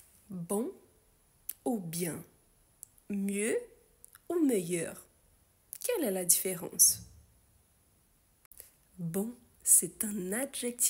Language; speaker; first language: French; non-native, fluent; Portuguese